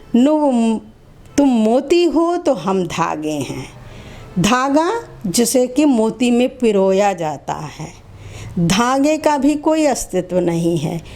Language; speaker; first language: Hindi; non-native, local second language; Telugu